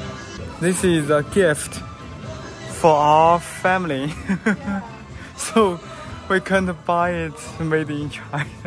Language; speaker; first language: English; non-native, learner; Chinese